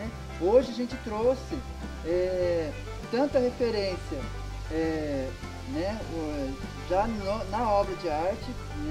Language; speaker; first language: Portuguese; native; Portuguese